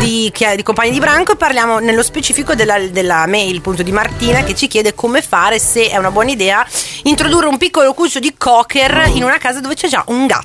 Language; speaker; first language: Italian; native; Italian